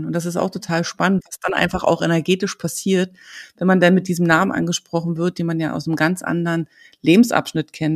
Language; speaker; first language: German; native; German